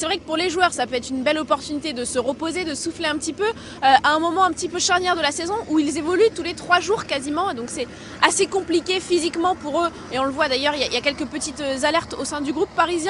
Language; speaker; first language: French; native; French